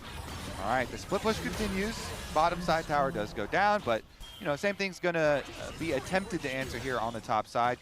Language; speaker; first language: English; native; English